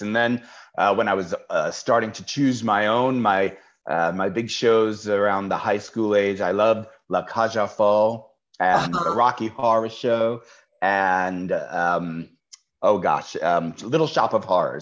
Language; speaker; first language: English; native; English